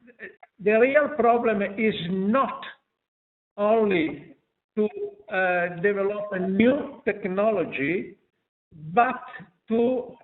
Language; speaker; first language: English; non-native, fluent; Italian